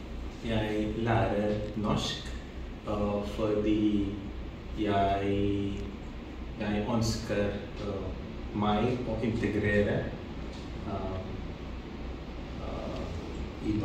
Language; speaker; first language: Norwegian; non-native, learner; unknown